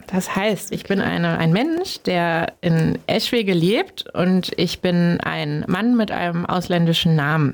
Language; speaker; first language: German; native; German